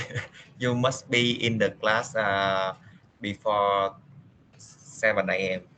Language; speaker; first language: English; non-native, learner; Vietnamese